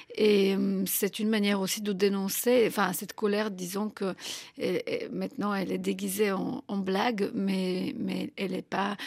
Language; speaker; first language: French; non-native, fluent; Bulgarian